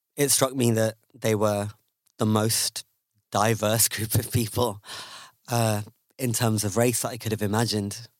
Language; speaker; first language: English; native; English